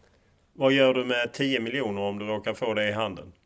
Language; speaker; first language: Swedish; native; Swedish